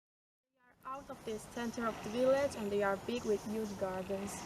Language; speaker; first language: English; non-native, learner; Italian